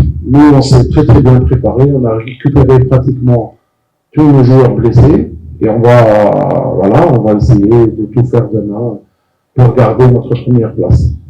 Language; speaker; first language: French; non-native, local second language; Arabic